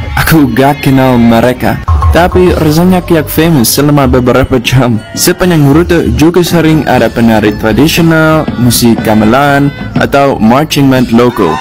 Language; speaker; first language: Indonesian; non-native, fluent; Dutch